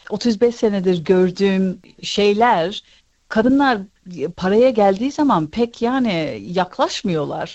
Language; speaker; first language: Turkish; early bilingual, heritage; Turkish